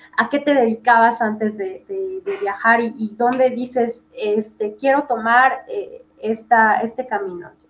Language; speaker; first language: Spanish; native; Spanish